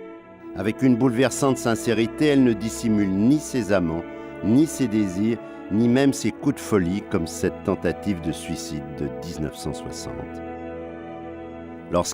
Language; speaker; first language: French; native; French